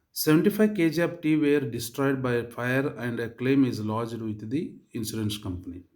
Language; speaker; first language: English; non-native, local second language; Kannada